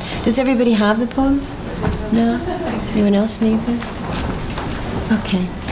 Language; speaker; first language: English; native; English